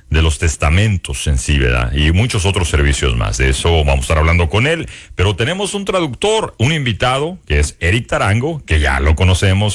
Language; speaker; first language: Spanish; native; Spanish